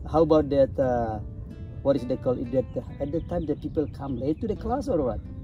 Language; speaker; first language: English; non-native, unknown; Indonesian